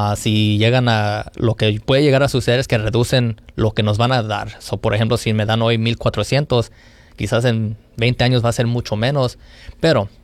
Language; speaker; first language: Spanish; early bilingual, heritage; Spanish